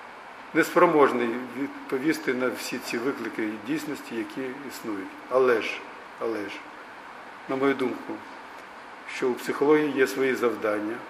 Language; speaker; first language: Ukrainian; native; Ukrainian